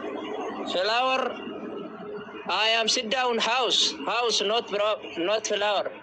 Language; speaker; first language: English; non-native, learner; Oromo